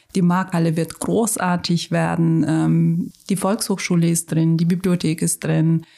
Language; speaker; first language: German; non-native, fluent; Turkish